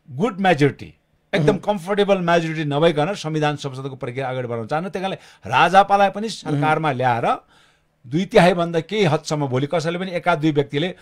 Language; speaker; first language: Nepali; non-native, local second language; Sherpa